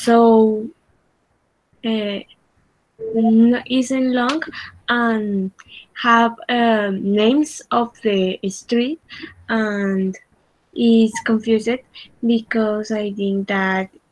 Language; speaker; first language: English; non-native, learner; Spanish